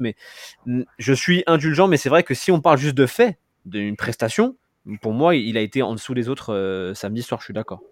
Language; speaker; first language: French; native; French